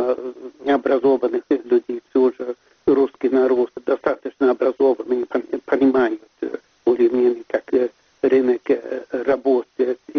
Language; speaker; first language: Russian; non-native, fluent; Swedish